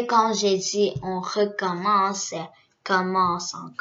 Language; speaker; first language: French; early bilingual, other home language; Korean